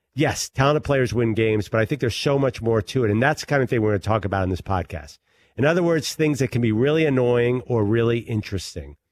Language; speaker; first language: English; native; English